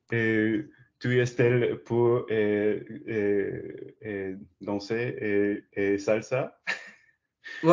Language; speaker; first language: French; non-native, learner; English